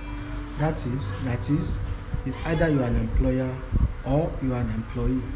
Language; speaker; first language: English; non-native, local second language; Yoruba